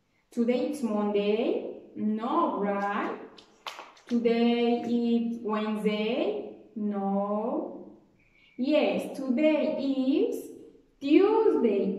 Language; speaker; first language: English; non-native, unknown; Spanish